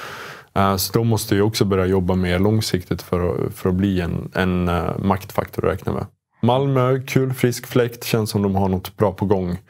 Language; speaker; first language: Swedish; native; Swedish